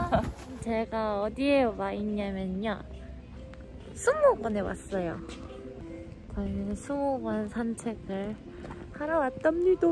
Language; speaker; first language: Korean; native; Korean